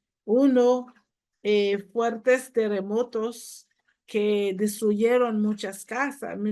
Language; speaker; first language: Spanish; non-native, fluent; Haitian Creole